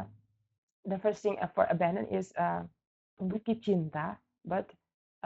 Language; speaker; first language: English; non-native, learner; Indonesian